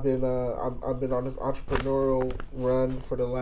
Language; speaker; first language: English; native; English